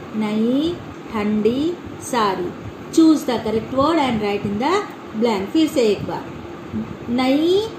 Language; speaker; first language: Hindi; non-native, local second language; Telugu